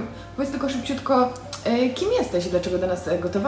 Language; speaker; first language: Polish; native; Polish